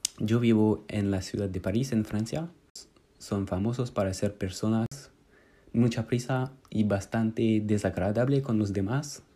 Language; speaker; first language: Spanish; non-native, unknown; French